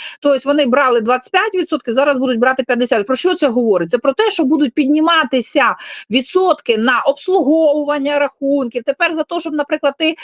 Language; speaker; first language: Ukrainian; non-native, local second language; Russian